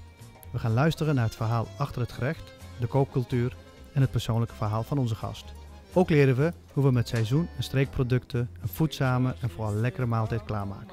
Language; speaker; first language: Dutch; native; Dutch